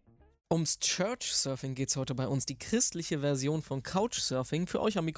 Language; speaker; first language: German; native; German